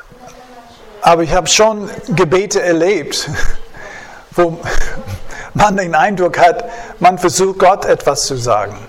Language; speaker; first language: German; non-native, fluent; English